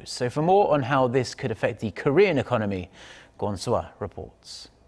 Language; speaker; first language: English; native; English